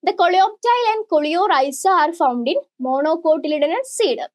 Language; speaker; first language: English; non-native, local second language; Malayalam